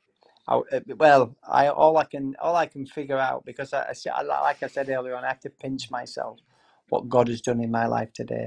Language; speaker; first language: English; native; English